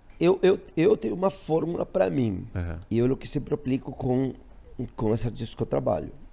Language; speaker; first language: Portuguese; non-native, fluent; Spanish